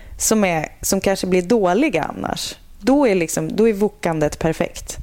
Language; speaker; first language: Swedish; native; Swedish